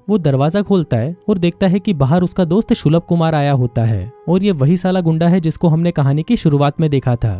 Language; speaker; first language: Hindi; native; Hindi